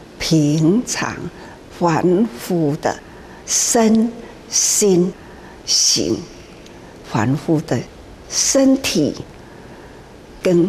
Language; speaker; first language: Chinese; non-native, local second language; Min Nan Chinese